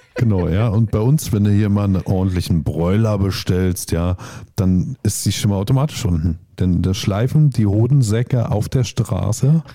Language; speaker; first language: German; native; German